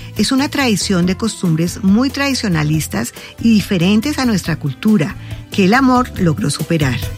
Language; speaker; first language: Spanish; native; Spanish